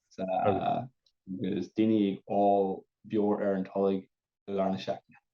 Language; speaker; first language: Irish; native; Irish